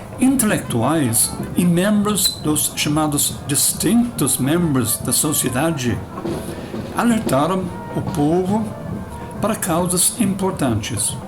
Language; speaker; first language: Portuguese; non-native, fluent; English